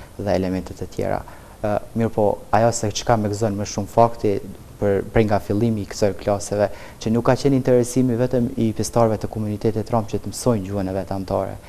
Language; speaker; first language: Albanian; non-native, local second language; Romany